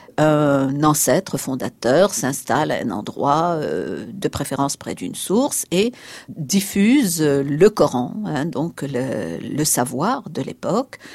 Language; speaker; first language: French; non-native, local second language; Arabic